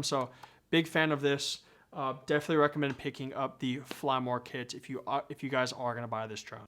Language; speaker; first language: English; native; English